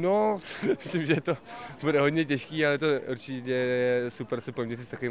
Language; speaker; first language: Czech; native; Czech